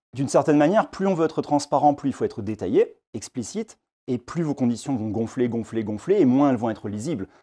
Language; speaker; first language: French; native; French